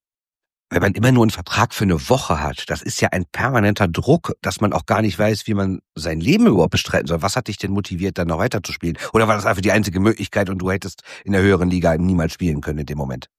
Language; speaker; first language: German; native; German